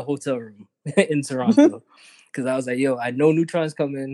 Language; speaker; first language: English; native; English